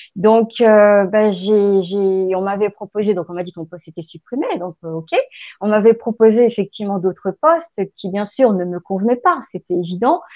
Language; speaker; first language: French; native; French